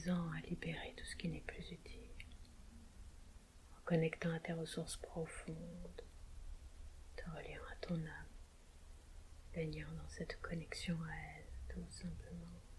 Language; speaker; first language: French; native; French